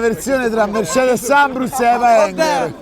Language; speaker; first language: Italian; native; Italian